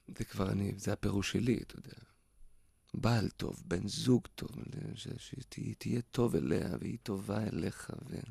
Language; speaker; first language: Hebrew; native; Hebrew